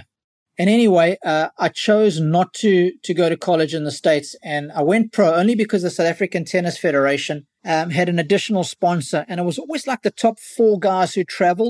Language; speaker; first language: English; native; English